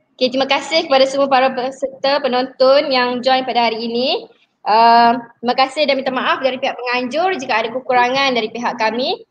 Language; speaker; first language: Malay; native; Malay